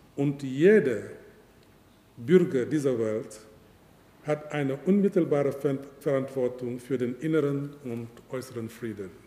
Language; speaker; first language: German; non-native, fluent; Wolof